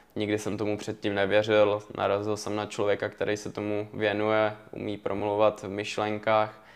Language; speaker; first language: Czech; native; Czech